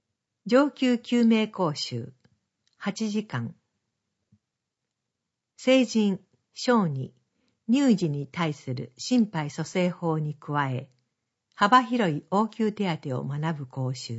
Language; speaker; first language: Japanese; native; Japanese